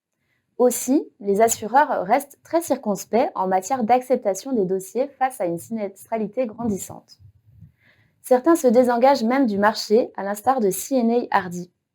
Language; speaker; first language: French; native; French